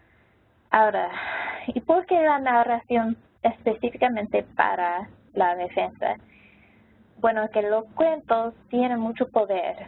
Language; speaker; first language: Spanish; non-native, local second language; English